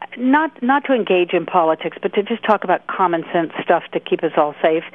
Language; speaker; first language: English; native; English